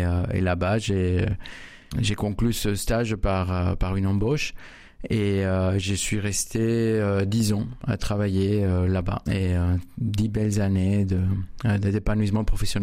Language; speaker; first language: French; non-native, fluent; Spanish